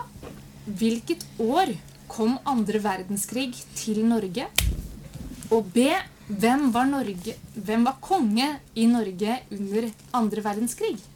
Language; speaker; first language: Norwegian; native; Norwegian